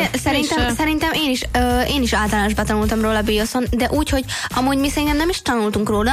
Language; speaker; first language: Hungarian; native; Hungarian